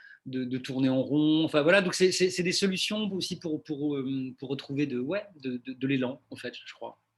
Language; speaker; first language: French; native; French